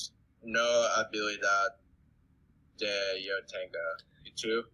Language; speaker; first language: Spanish; non-native, learner; English